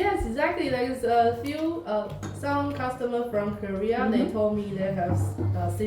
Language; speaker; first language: English; non-native, fluent; Chinese